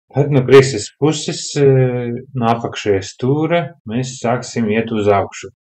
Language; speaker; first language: Latvian; non-native, local second language; Russian